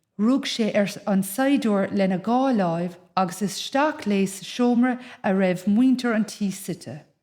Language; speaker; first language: Irish; native; Irish